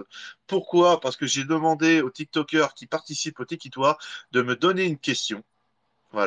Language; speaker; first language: French; native; French